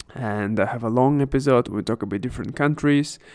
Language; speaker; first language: English; non-native, fluent; Russian